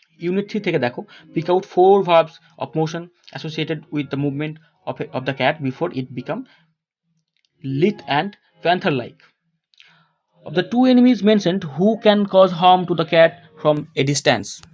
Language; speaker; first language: English; non-native, local second language; Bangla